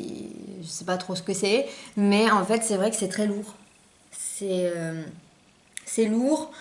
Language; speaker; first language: French; native; French